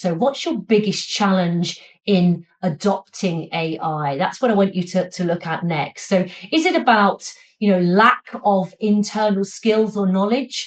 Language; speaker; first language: English; native; English